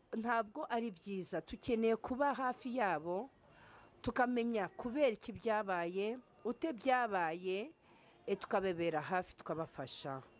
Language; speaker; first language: Kinyarwanda; early bilingual, heritage; Kinyarwanda